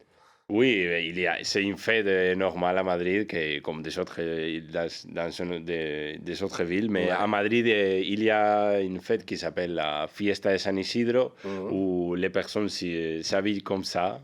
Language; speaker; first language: French; non-native, learner; Spanish